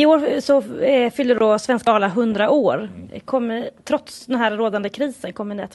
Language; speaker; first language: Swedish; native; Swedish